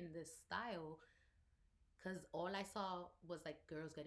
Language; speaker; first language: English; native; English